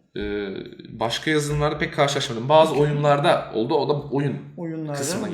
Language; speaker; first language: Turkish; native; Turkish